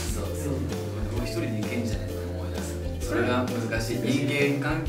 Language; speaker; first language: Japanese; native; Japanese